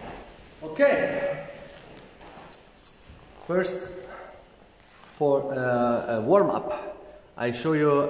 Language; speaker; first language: English; non-native, learner; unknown